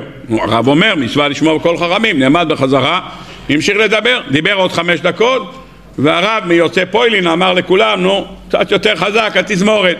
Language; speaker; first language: Hebrew; native; Hebrew